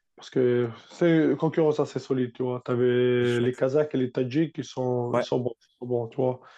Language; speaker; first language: French; non-native, fluent; Russian